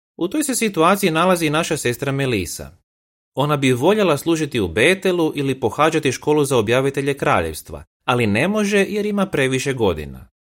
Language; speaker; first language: Croatian; native; Croatian